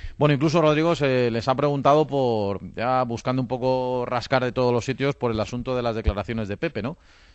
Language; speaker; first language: Spanish; native; Spanish